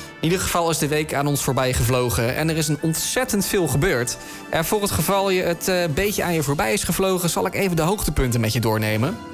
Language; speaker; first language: Dutch; native; Dutch